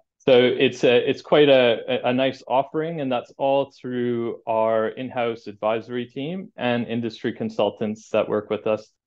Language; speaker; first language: English; native; English